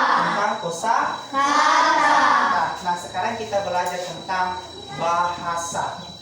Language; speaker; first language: Indonesian; non-native, local second language; Nias